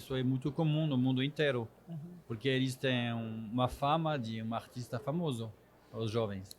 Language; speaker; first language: Portuguese; non-native, fluent; French